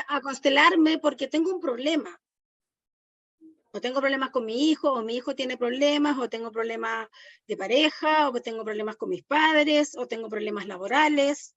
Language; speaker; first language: Spanish; native; Spanish